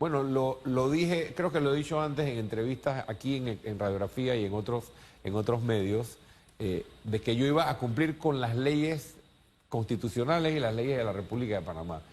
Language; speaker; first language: Spanish; native; Spanish